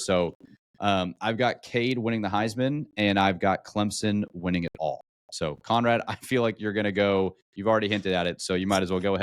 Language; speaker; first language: English; native; English